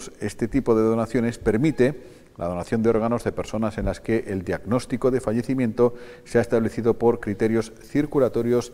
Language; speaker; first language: Spanish; native; Spanish